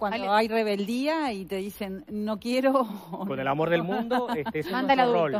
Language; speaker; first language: Spanish; native; Spanish